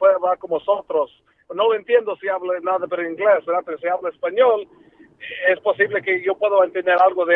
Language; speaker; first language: Spanish; early bilingual, heritage; Spanish